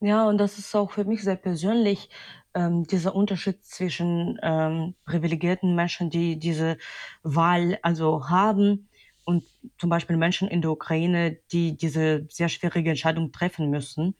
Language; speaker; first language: German; non-native, fluent; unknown